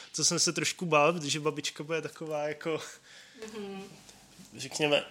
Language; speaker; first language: Czech; native; Czech